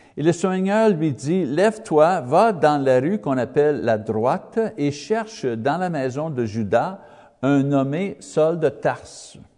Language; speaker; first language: French; non-native, learner; English